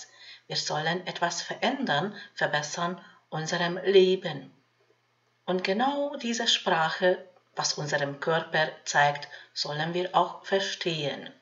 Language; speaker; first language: German; non-native, fluent; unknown